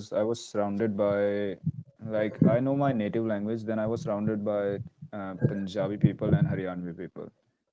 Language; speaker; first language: English; non-native, local second language; Hindi